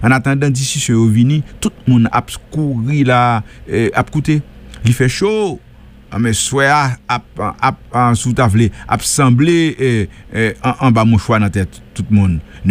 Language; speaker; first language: French; non-native, local second language; Haitian Creole